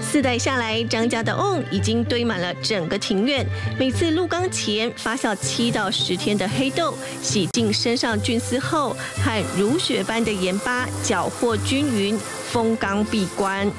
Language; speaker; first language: Chinese; native; Chinese